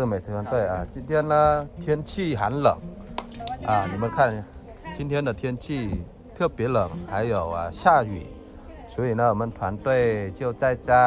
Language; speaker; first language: Chinese; non-native, learner; Vietnamese